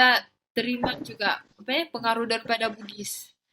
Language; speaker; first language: Malay; native; Malay